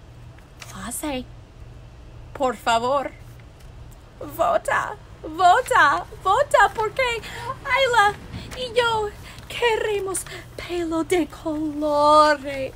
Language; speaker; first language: Spanish; non-native, fluent; English